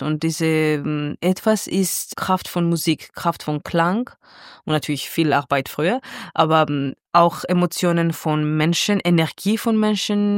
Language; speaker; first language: German; non-native, fluent; Georgian